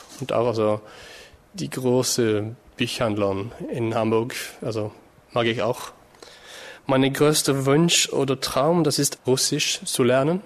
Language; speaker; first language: German; non-native, fluent; Norwegian